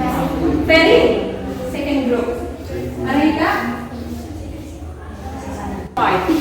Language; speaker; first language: English; non-native, learner; Indonesian